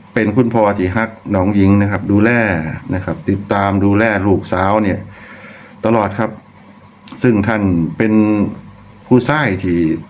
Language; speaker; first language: Thai; non-native, local second language; Lao